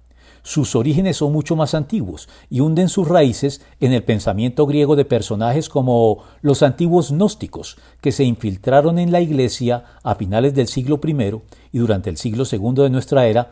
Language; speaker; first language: Spanish; native; Spanish